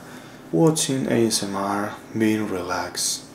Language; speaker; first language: English; non-native, learner; Spanish